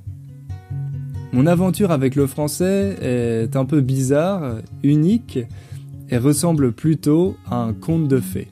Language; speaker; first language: French; native; French